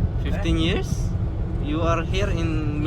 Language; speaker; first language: English; non-native, learner; Filipino